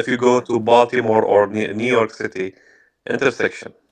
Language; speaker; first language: English; non-native, learner; Arabic